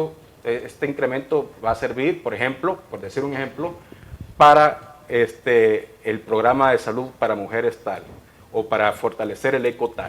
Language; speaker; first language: Spanish; native; Spanish